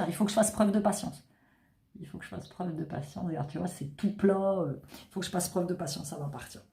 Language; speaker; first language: French; native; French